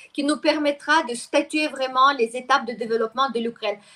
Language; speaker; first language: French; non-native, fluent; Russian